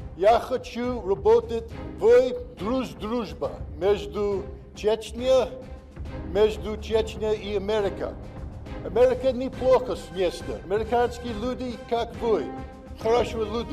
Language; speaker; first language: Russian; non-native, learner; English